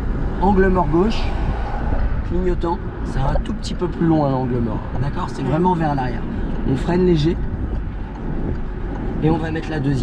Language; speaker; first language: French; native; French